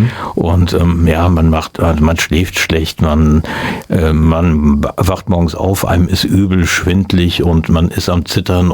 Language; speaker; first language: German; native; German